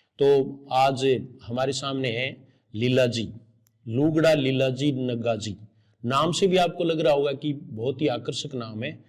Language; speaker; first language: Hindi; native; Hindi